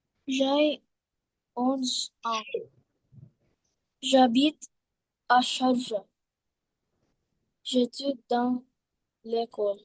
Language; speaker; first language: French; non-native, learner; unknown